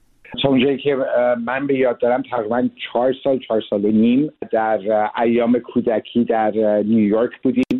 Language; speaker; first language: Persian; early bilingual, heritage; Persian